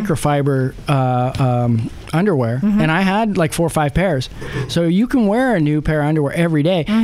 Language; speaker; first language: English; native; English